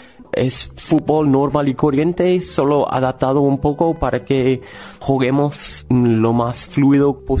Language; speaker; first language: Spanish; non-native, fluent; English